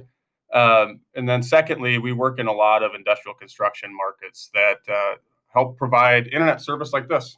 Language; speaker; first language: English; native; English